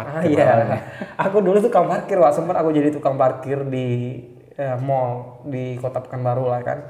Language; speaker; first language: Indonesian; native; Indonesian